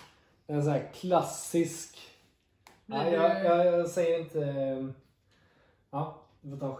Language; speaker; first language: Swedish; native; Swedish